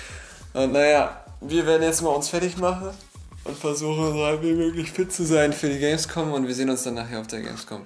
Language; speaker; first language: German; native; German